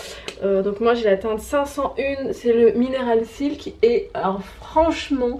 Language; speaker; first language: French; native; French